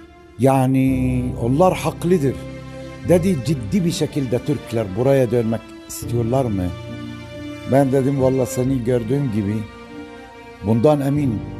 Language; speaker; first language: Turkish; non-native, fluent; Arabic